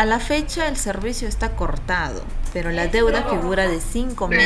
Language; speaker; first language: Spanish; native; Spanish